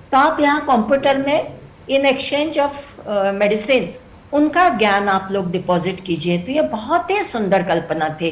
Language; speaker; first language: Hindi; non-native, local second language; Telugu